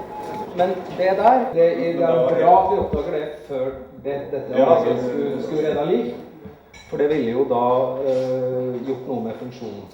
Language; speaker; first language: Norwegian; native; Norwegian